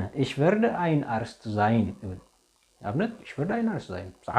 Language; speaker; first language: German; non-native, fluent; Tigrinya